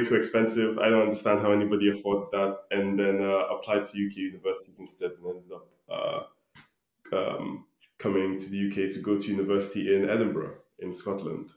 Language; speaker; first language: English; non-native, local second language; Akan